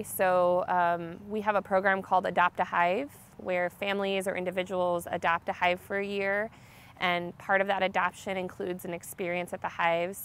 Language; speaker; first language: English; native; English